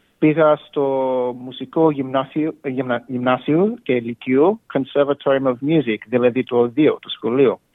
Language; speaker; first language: Greek; early bilingual, heritage; Greek